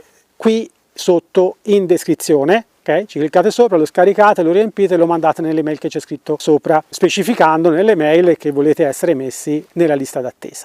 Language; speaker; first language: Italian; native; Italian